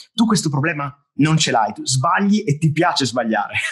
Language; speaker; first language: Italian; native; Italian